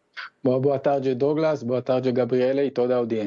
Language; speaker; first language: Portuguese; non-native, fluent; Hebrew